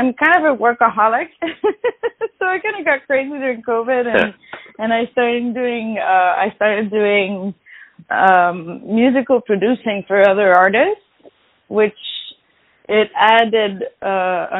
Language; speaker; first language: English; non-native, fluent; French